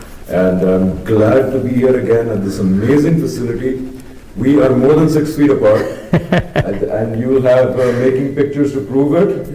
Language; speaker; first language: English; non-native, local second language; Urdu